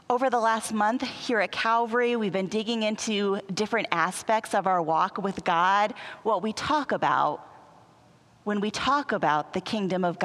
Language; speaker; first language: English; native; English